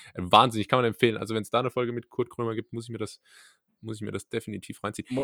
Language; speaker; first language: German; native; German